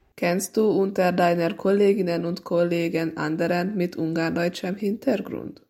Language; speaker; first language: German; non-native, local second language; Hungarian